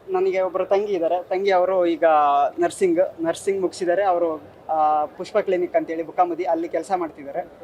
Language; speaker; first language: Kannada; native; Kannada